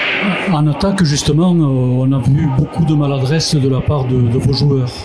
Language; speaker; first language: French; native; French